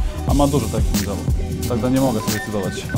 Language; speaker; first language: Polish; non-native, learner; Serbian